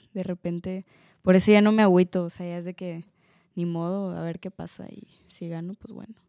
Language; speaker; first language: Spanish; native; Spanish